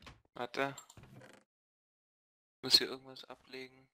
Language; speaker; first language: German; native; German